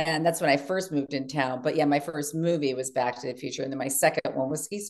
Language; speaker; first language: English; native; English